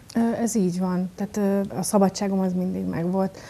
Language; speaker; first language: Hungarian; native; Hungarian